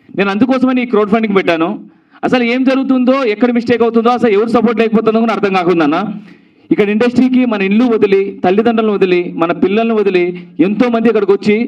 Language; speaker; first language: Telugu; native; Telugu